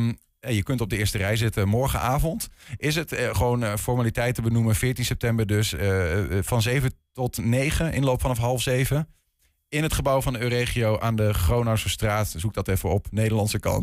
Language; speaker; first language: Dutch; native; Dutch